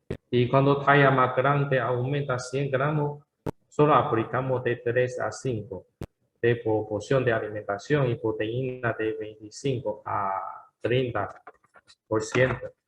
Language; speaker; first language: Spanish; non-native, learner; Chinese